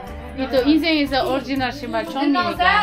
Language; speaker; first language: Korean; non-native, fluent; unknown